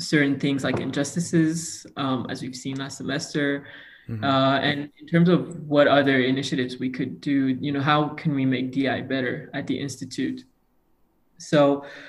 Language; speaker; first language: English; non-native, local second language; Kinyarwanda